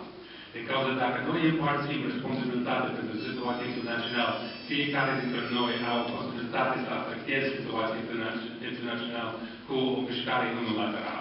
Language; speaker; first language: Romanian; non-native, fluent; English